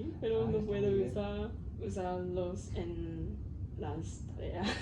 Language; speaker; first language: Spanish; non-native, learner; Cantonese